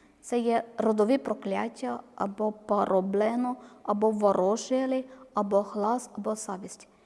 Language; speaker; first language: Ukrainian; non-native, learner; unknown